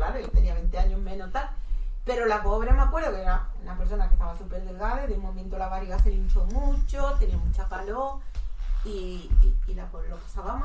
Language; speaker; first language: Spanish; native; Spanish